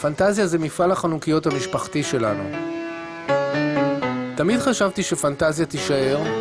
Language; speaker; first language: Hebrew; native; Hebrew